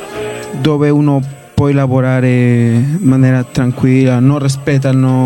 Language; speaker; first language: Italian; non-native, learner; Spanish